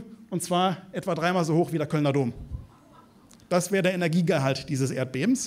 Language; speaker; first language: German; native; German